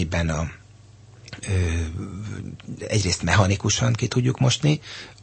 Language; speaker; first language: Hungarian; native; Hungarian